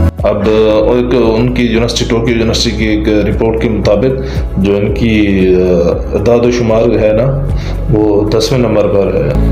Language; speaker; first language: Urdu; native; Urdu